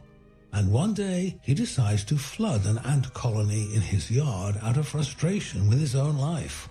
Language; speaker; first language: English; native; English